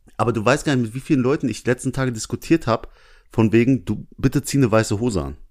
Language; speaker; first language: German; early bilingual, other home language; Urdu